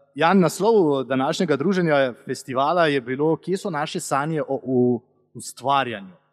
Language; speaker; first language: Slovenian; native; Slovenian